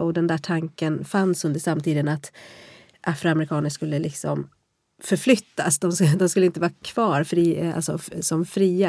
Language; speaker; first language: Swedish; native; Swedish